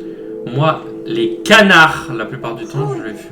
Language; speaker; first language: French; native; French